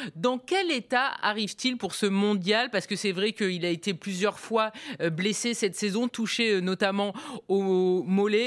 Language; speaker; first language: French; native; French